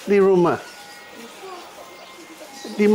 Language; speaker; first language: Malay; non-native, learner; English